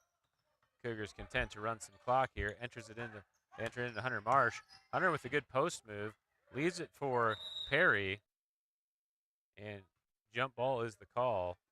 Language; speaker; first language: English; native; English